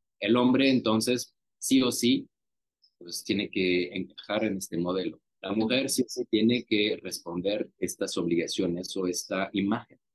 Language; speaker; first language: Spanish; non-native, fluent; French